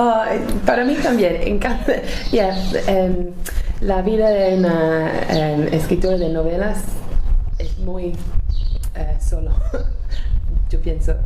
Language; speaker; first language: Spanish; non-native, learner; English